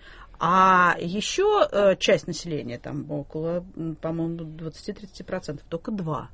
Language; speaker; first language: Russian; native; Russian